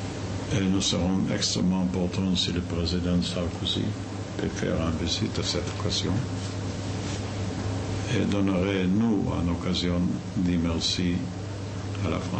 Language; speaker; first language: French; non-native, fluent; Yiddish